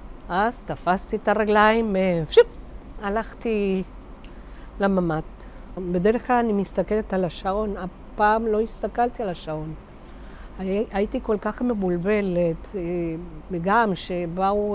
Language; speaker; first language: Hebrew; non-native, fluent; Spanish